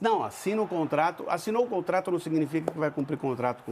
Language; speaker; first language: Portuguese; native; Portuguese